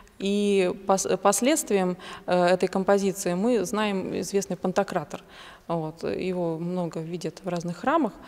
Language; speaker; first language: Russian; native; Russian